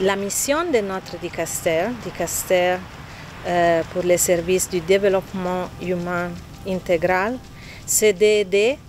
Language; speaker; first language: French; non-native, fluent; Italian